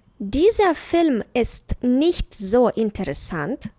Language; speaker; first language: German; non-native, fluent; Ukrainian